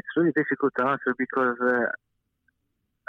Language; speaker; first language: English; non-native, fluent; Polish